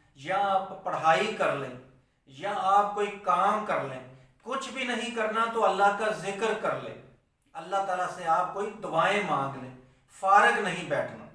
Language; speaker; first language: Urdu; non-native, local second language; Punjabi